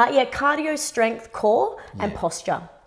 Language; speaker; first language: English; native; English